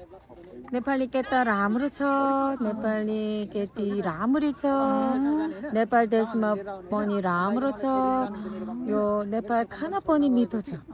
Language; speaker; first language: Nepali; non-native, learner; Korean